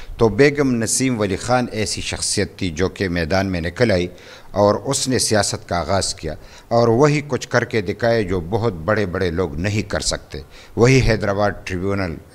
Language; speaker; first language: Urdu; non-native, local second language; Pashto